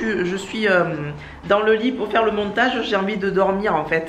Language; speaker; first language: French; native; French